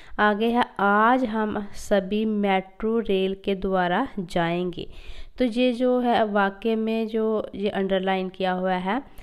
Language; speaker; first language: Hindi; non-native, local second language; Punjabi